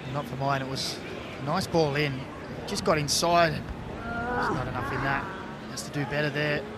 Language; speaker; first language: English; native; English